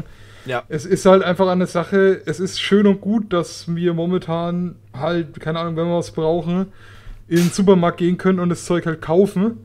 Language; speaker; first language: German; native; German